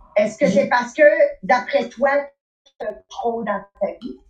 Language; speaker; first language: French; native; French